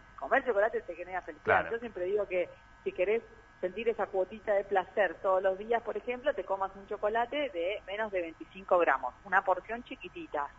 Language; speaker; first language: Spanish; native; Spanish